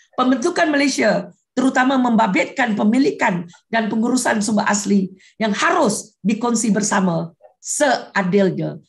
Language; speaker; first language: Malay; non-native, local second language; Iban